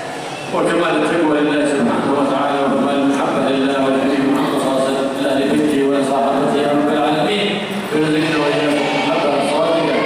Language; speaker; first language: Arabic; native; Arabic